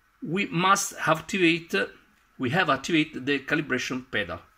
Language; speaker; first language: English; non-native, learner; Italian